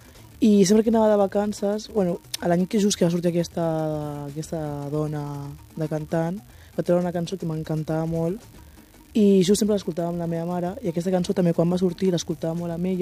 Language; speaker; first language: Catalan; early bilingual, other home language; Wolof